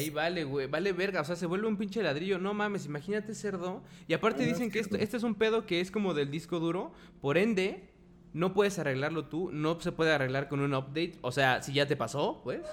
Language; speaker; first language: Spanish; native; Spanish